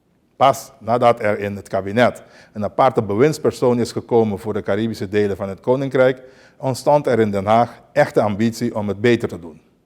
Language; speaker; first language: Dutch; non-native, local second language; Papiamento